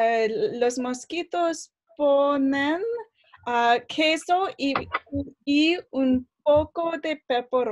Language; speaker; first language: Spanish; non-native, learner; English